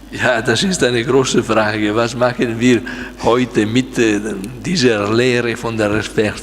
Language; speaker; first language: German; non-native, fluent; Italian